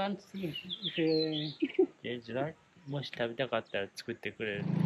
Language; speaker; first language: Japanese; native; Japanese